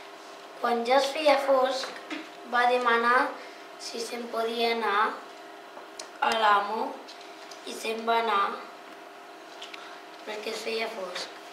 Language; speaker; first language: Catalan; native; Catalan